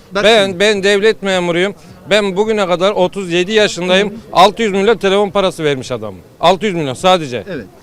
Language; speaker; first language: Turkish; native; Turkish